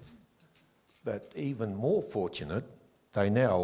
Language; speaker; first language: English; native; English